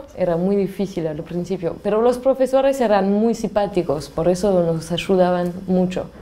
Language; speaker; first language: Spanish; non-native, learner; French